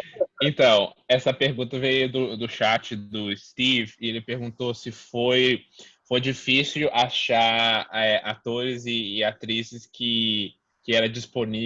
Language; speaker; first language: Portuguese; early bilingual, heritage; Portuguese